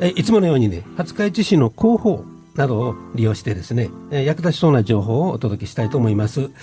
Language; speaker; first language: Japanese; native; Japanese